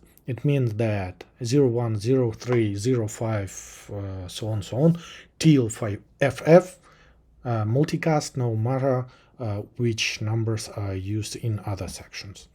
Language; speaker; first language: English; non-native, fluent; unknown